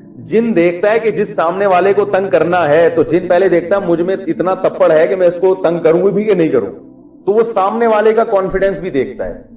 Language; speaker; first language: Urdu; native; Urdu